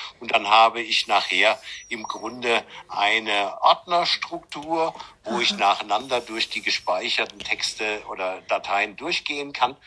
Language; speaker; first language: German; native; German